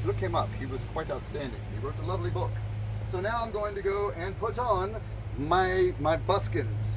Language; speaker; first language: English; native; English